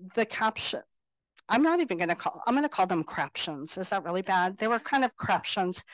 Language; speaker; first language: English; native; English